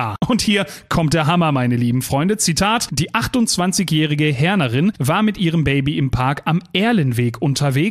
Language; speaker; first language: German; native; German